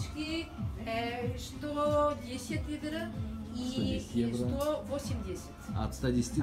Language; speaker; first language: Russian; non-native, learner; French